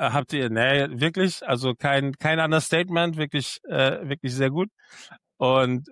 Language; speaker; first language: German; native; German